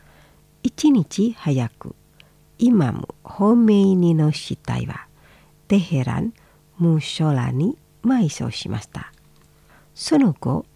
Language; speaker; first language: Japanese; non-native, fluent; Indonesian